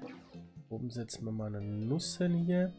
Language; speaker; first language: German; native; German